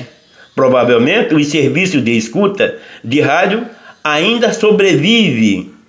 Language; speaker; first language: Portuguese; native; Portuguese